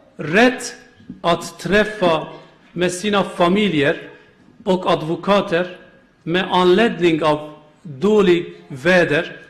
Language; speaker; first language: Swedish; non-native, learner; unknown